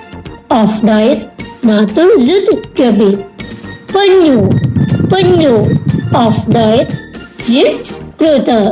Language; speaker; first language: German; non-native, learner; Indonesian